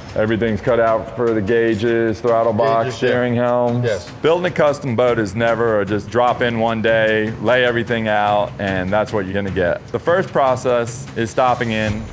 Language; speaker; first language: English; native; English